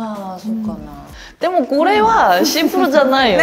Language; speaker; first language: Japanese; non-native, learner; Korean